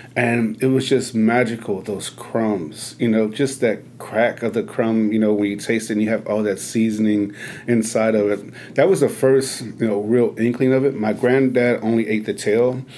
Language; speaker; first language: English; native; English